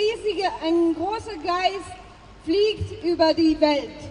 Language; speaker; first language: German; non-native, fluent; Persian